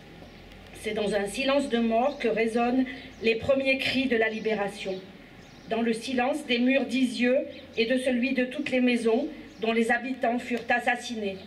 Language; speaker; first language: French; native; French